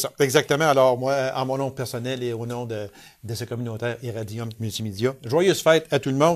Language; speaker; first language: French; native; French